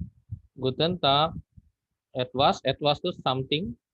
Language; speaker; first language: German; non-native, fluent; Indonesian